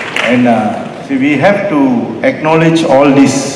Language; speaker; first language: English; non-native, local second language; Tamil